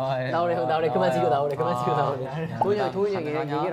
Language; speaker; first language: Korean; native; Korean